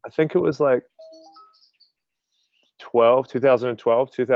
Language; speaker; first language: English; native; English